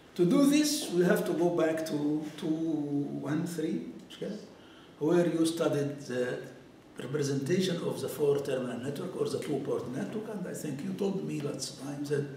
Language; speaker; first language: English; non-native, fluent; Arabic